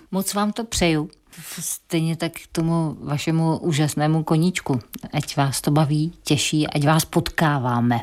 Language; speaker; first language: Czech; native; Czech